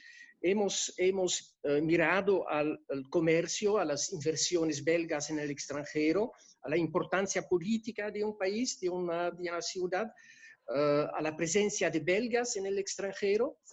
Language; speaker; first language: Spanish; non-native, fluent; French